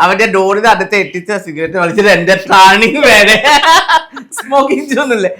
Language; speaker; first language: Malayalam; non-native, fluent; Assamese